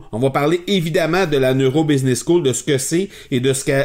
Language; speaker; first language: French; native; French